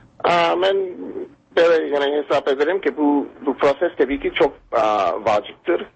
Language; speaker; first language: Turkish; non-native, fluent; English